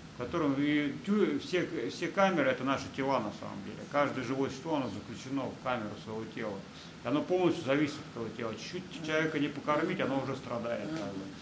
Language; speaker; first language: Russian; native; Russian